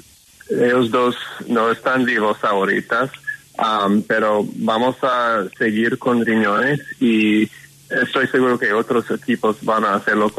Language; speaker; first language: Spanish; non-native, fluent; English